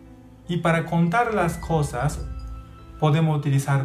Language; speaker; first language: Spanish; non-native, learner; Japanese